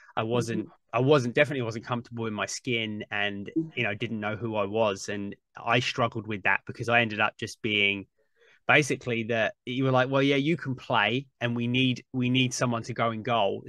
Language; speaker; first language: English; native; English